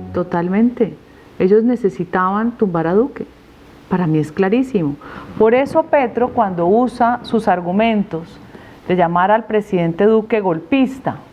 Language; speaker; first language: Spanish; native; Spanish